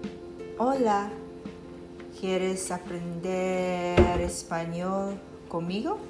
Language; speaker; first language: Spanish; non-native, learner; English